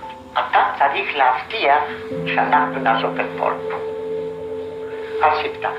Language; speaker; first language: Hebrew; non-native, fluent; Polish